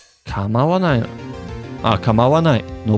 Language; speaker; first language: Japanese; non-native, learner; English